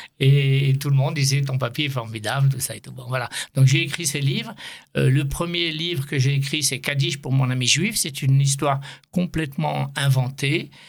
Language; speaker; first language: French; native; French